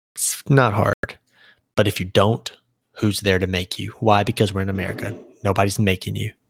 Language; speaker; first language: English; native; English